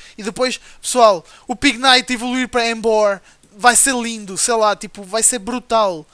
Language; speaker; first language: Portuguese; native; Portuguese